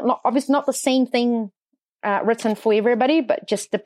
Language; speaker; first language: English; non-native, fluent; Portuguese